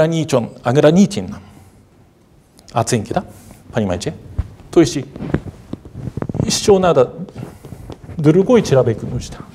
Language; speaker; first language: Russian; non-native, fluent; Japanese